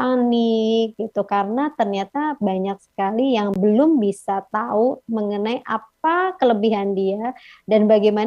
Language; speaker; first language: Indonesian; native; Indonesian